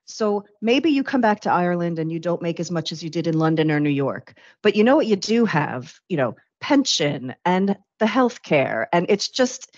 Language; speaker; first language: English; native; English